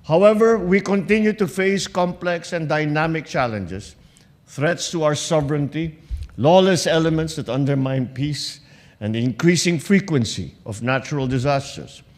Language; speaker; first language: English; non-native, local second language; Filipino